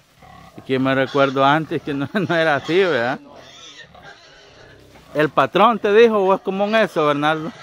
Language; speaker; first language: Spanish; native; Spanish